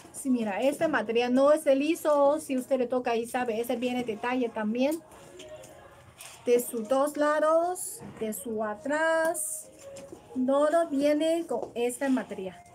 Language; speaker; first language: Spanish; non-native, learner; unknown